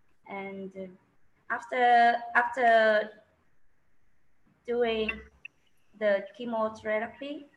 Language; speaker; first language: English; non-native, learner; Vietnamese